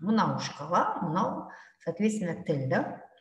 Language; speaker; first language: Russian; non-native, local second language; Kazakh